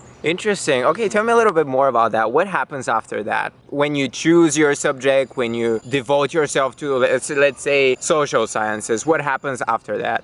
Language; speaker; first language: English; non-native, fluent; Bulgarian